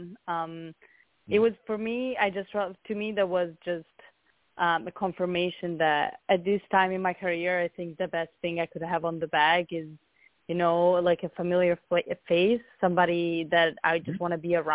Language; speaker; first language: English; non-native, fluent; Italian